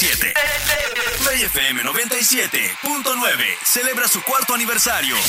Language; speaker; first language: Spanish; native; Spanish